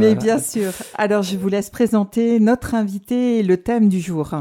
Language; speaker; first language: French; native; French